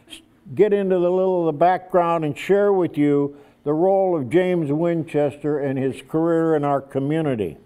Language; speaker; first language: English; native; English